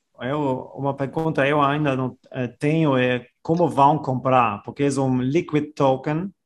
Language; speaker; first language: Portuguese; non-native, fluent; German